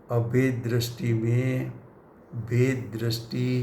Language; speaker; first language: Hindi; non-native, local second language; Gujarati